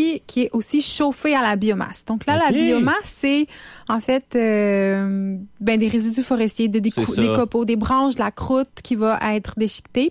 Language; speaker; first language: French; native; French